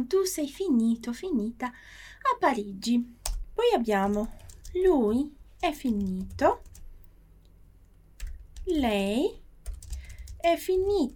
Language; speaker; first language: Italian; non-native, fluent; Portuguese